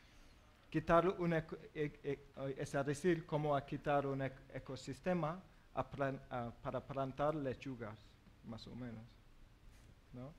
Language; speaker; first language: Spanish; non-native, learner; English